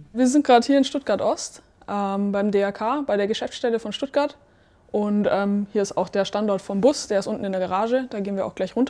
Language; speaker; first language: German; native; German